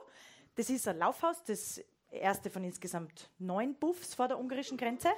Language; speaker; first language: German; native; German